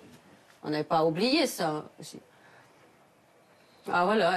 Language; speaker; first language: French; non-native, learner; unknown